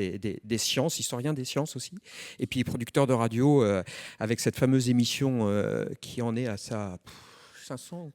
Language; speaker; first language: French; native; French